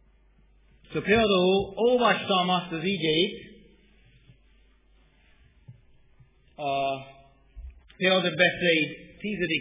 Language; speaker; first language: Hungarian; non-native, fluent; English